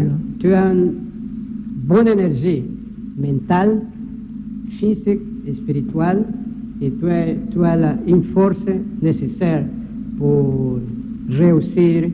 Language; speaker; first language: French; non-native, learner; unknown